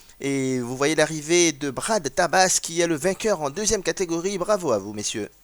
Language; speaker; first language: French; native; French